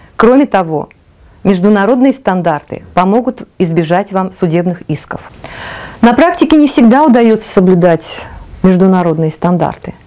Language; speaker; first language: Russian; non-native, local second language; Tajik